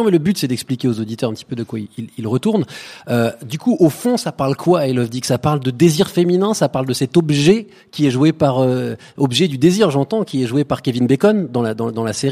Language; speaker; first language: French; native; French